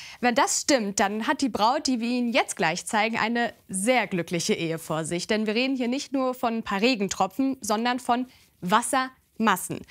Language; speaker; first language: German; native; German